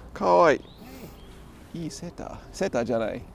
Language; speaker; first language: Japanese; non-native, learner; English